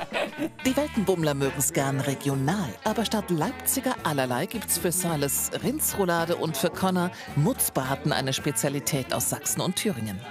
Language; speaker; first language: German; native; German